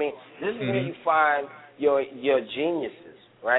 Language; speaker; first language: English; native; English